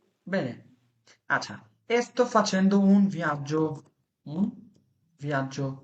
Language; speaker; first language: Italian; non-native, fluent; Bangla